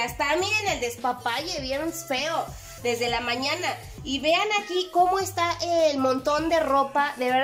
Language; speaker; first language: Spanish; native; Spanish